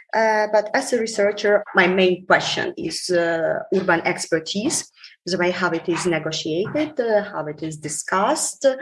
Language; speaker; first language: English; non-native, fluent; Ukrainian